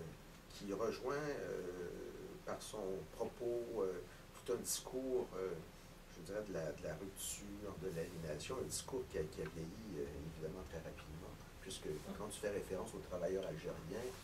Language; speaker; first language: French; native; French